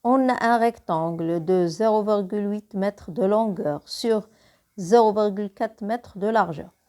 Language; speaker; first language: French; non-native, local second language; Arabic